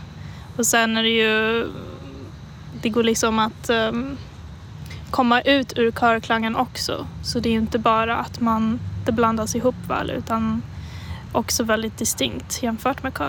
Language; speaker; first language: Swedish; native; Swedish